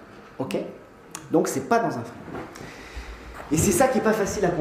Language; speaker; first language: French; native; French